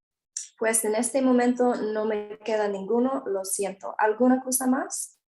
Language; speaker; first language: Spanish; non-native, learner; English